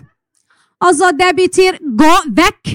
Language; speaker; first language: Norwegian; non-native, fluent; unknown